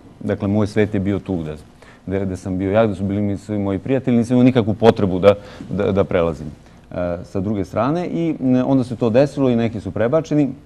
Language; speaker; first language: Serbian; native; Serbian